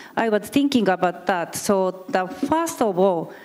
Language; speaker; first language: English; non-native, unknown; Japanese